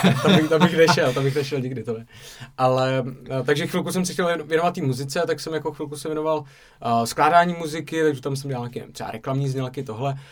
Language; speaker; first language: Czech; native; Czech